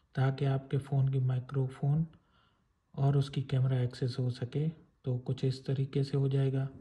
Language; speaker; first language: Urdu; non-native, local second language; Sindhi